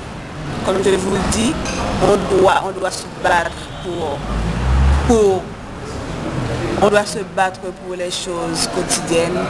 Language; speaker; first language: French; non-native, local second language; Haitian Creole